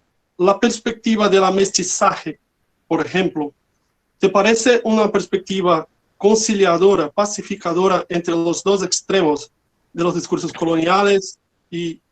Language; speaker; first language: Spanish; non-native, fluent; Portuguese